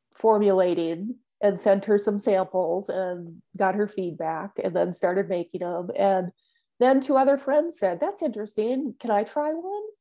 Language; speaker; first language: English; native; English